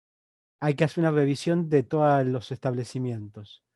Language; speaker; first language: Spanish; native; Spanish